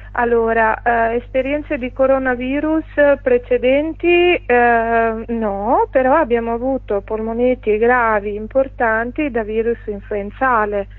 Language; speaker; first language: Italian; non-native, fluent; Albanian